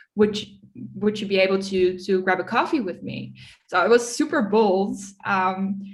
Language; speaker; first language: English; early bilingual, other home language; Dutch